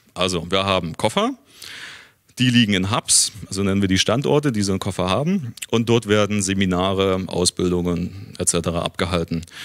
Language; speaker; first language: German; native; German